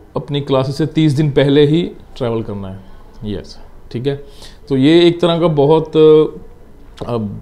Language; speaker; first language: Hindi; non-native, local second language; Punjabi